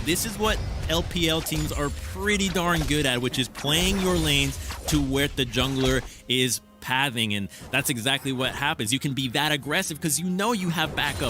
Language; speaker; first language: English; native; English